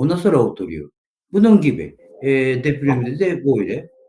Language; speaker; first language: Turkish; non-native, learner; Japanese